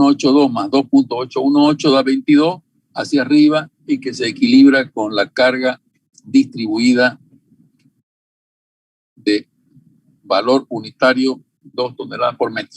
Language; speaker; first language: Spanish; native; Spanish